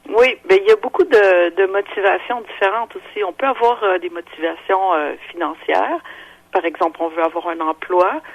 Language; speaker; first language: French; non-native, local second language; English